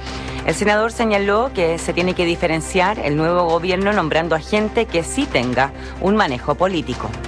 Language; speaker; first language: Spanish; native; Spanish